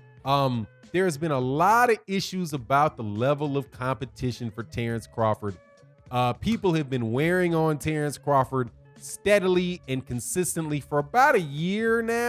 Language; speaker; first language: English; native; English